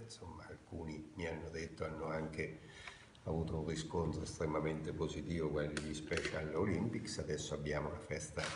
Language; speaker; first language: Italian; native; Italian